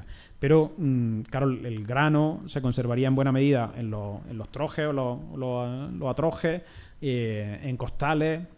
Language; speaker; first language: Spanish; native; Spanish